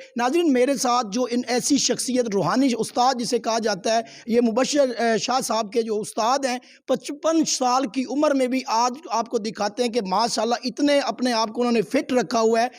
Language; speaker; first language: Urdu; non-native, local second language; Punjabi